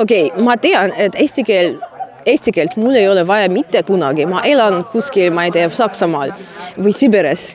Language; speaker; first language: Estonian; non-native, fluent; Russian